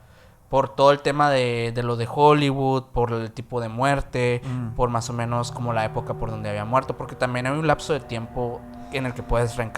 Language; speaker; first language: Spanish; native; Spanish